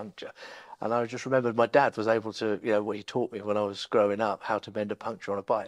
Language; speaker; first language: English; native; English